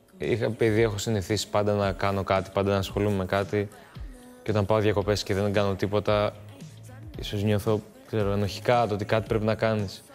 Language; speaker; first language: Greek; early bilingual, other home language; Albanian